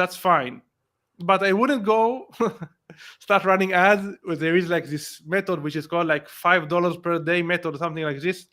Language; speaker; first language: English; non-native, fluent; Hebrew